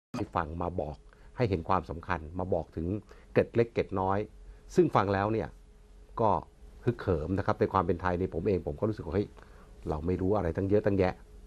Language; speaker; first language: Thai; native; Thai